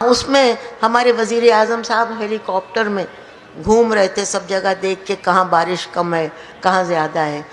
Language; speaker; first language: Urdu; native; Urdu